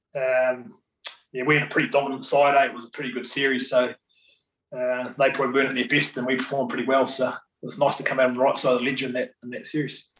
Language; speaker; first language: English; native; English